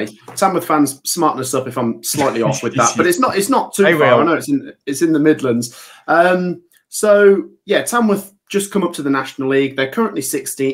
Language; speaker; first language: English; native; English